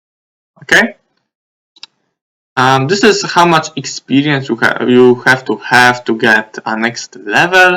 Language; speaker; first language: English; non-native, fluent; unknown